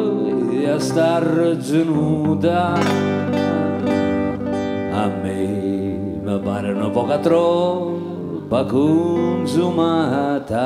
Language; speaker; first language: Italian; native; Italian